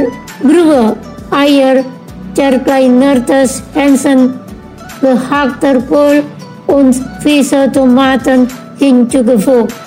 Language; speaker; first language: German; non-native, fluent; Indonesian